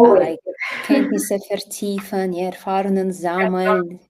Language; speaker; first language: German; non-native, learner; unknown